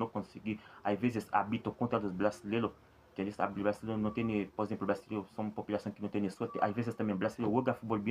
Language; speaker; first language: Spanish; non-native, learner; Haitian Creole